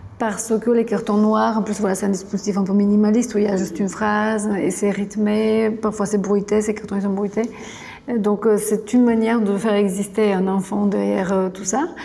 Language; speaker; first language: French; non-native, fluent; Bulgarian